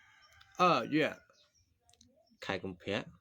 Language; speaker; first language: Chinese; non-native, fluent; Khmer